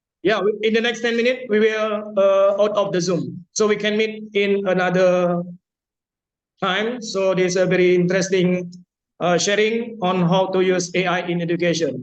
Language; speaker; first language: English; non-native, fluent; Indonesian